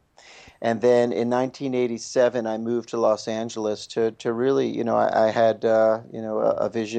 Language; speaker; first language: English; native; English